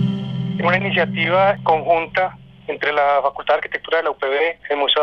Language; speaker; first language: Spanish; native; Spanish